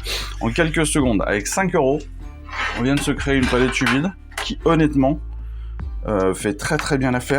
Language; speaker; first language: French; native; French